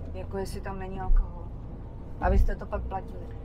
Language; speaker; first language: Czech; native; Czech